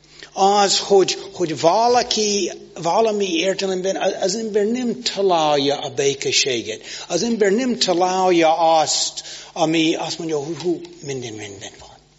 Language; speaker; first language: Hungarian; non-native, fluent; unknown